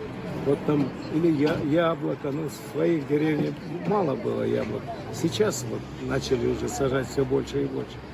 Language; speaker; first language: Russian; native; Russian